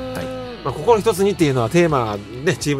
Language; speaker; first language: Japanese; native; Japanese